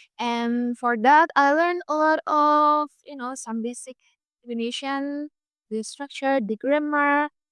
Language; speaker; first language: English; non-native, fluent; Indonesian